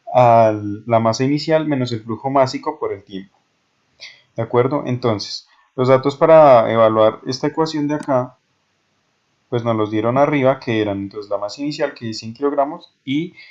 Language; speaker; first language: Spanish; native; Spanish